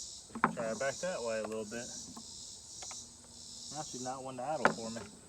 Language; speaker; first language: English; native; English